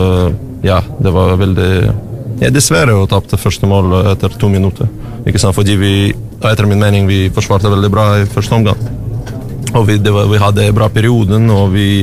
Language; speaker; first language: Norwegian; non-native, learner; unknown